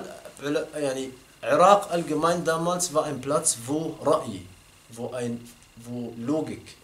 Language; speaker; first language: German; non-native, fluent; Arabic